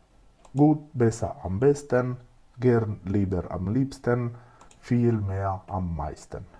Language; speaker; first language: German; non-native, fluent; Macedonian